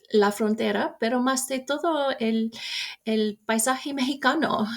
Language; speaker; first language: Spanish; non-native, fluent; English